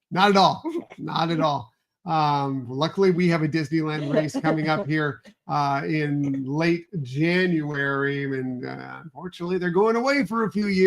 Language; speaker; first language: English; native; English